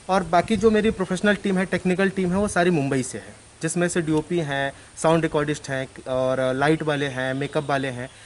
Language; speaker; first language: Hindi; native; Hindi